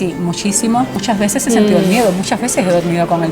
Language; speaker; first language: Spanish; native; Spanish